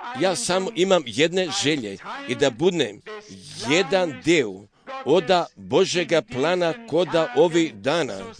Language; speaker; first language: Croatian; early bilingual, heritage; Serbian